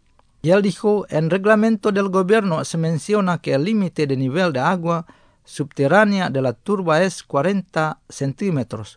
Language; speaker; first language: Spanish; non-native, fluent; Indonesian